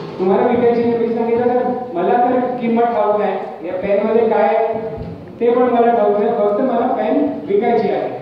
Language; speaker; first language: Marathi; non-native, local second language; Hindi